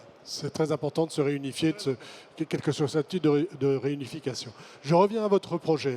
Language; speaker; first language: French; native; French